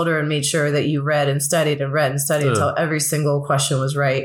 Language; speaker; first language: English; early bilingual, other home language; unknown